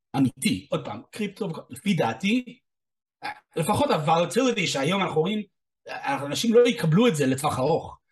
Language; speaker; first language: Hebrew; non-native, fluent; English